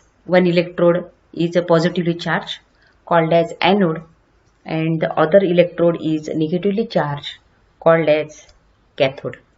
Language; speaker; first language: English; non-native, local second language; Marathi